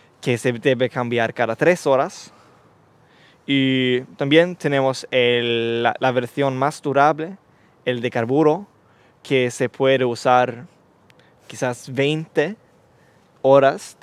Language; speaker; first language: Spanish; non-native, learner; Swedish